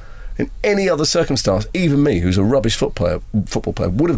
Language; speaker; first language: English; native; English